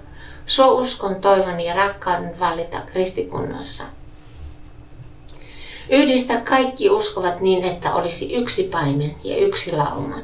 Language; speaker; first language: Finnish; native; Finnish